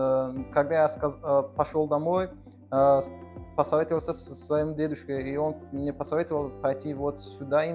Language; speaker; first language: Russian; non-native, local second language; Tajik